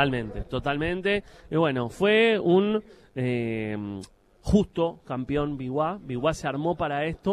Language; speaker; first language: Spanish; native; Spanish